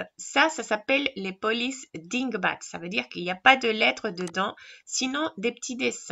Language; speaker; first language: French; non-native, fluent; Spanish